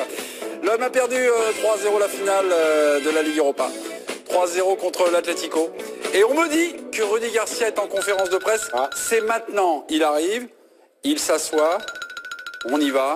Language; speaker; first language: French; native; French